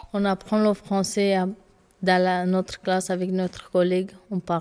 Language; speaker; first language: French; non-native, learner; Romanian